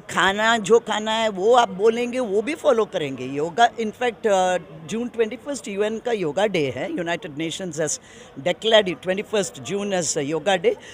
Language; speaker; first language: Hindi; non-native, local second language; Tamil